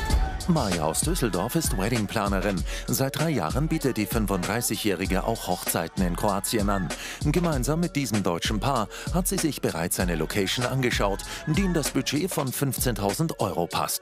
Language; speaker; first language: German; native; German